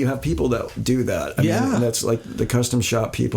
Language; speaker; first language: English; native; English